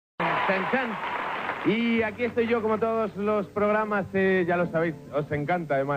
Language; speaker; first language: Spanish; native; Spanish